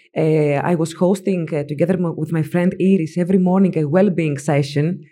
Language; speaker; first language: English; non-native, fluent; Greek